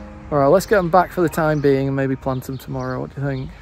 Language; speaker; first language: English; native; English